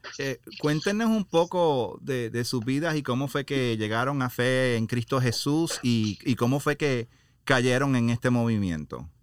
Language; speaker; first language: Spanish; native; Spanish